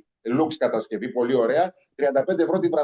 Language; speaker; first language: Greek; native; Greek